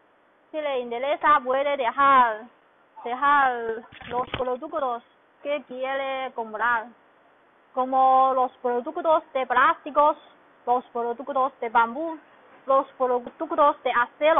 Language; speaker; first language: Spanish; non-native, learner; Chinese